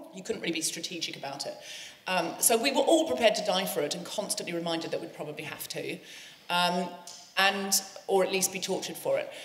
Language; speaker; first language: English; native; English